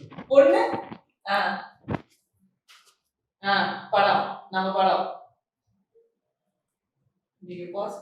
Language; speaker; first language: Tamil; non-native, learner; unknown